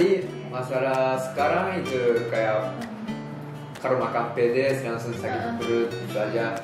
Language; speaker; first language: Indonesian; non-native, learner; Japanese